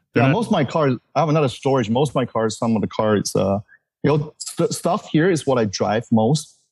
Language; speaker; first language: English; early bilingual, other home language; Chinese